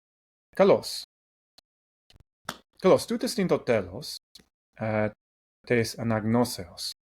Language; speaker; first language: Greek; non-native, learner; English